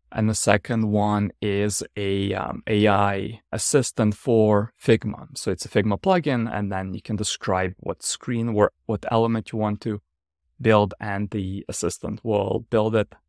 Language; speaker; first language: English; non-native, fluent; Ukrainian